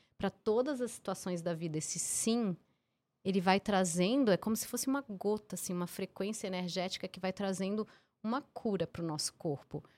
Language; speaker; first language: Portuguese; early bilingual, heritage; English